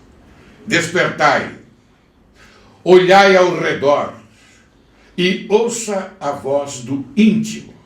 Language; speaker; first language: Portuguese; native; Portuguese